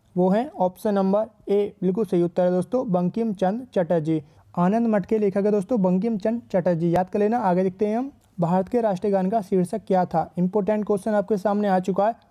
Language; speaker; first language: Hindi; native; Hindi